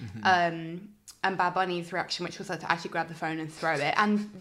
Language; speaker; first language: English; native; English